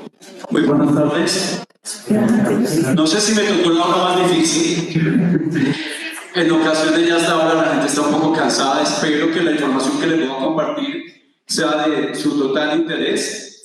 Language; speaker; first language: Spanish; native; Spanish